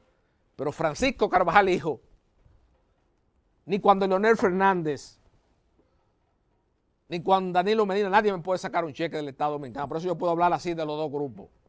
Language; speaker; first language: Spanish; native; Spanish